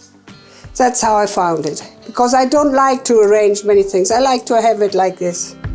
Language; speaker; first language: English; non-native, fluent; German